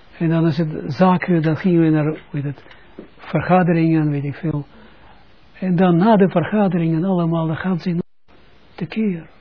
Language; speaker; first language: Dutch; non-native, fluent; Russian